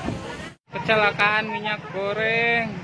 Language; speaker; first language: Indonesian; non-native, local second language; Sundanese